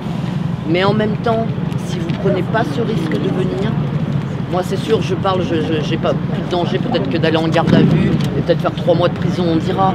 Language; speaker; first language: French; native; French